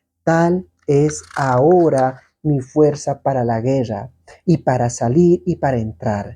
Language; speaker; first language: Spanish; native; Spanish